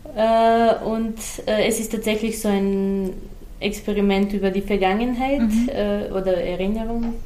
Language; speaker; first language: German; non-native, fluent; Serbian